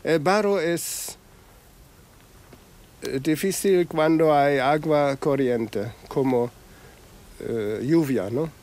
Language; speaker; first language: Spanish; non-native, fluent; German